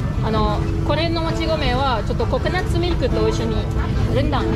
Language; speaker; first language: Japanese; non-native, fluent; Malay